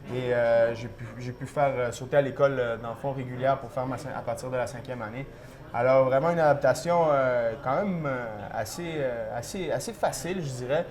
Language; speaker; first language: French; early bilingual, other home language; Spanish